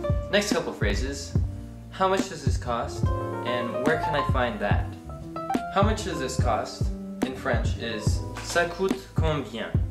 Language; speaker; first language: English; native; English